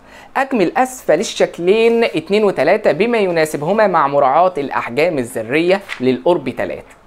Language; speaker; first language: Arabic; native; Arabic